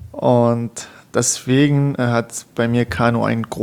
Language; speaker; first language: German; non-native, learner; Persian